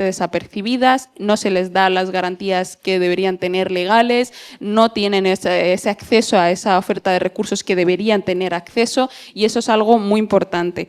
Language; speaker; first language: Spanish; native; Spanish